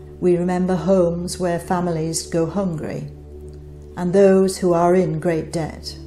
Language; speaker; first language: English; native; English